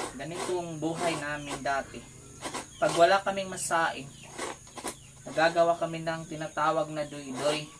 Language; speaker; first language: Filipino; non-native, local second language; Cebuano